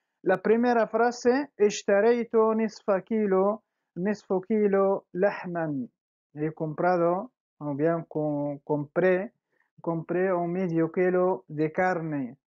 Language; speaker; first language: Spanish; non-native, fluent; Arabic